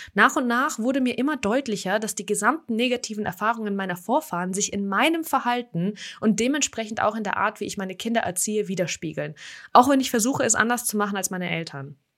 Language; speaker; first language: German; early bilingual, other home language; Russian